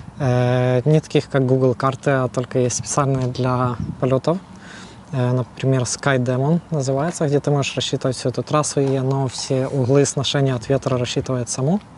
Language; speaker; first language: Russian; non-native, local second language; Ukrainian